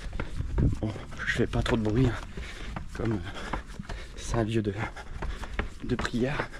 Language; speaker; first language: French; native; French